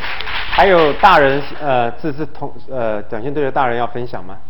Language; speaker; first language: Chinese; native; Chinese